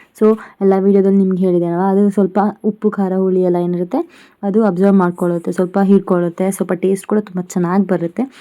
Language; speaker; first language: Kannada; non-native, local second language; Konkani